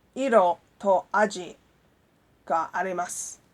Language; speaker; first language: Japanese; non-native, learner; English